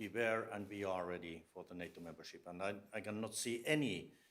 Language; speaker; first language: English; non-native, fluent; Finnish